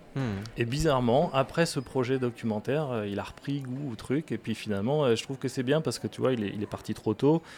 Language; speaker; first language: French; native; French